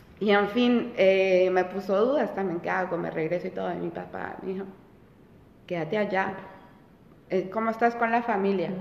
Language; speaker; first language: Spanish; early bilingual, heritage; Spanish